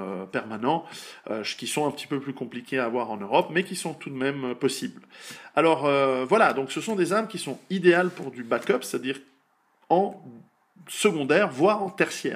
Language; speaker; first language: French; native; French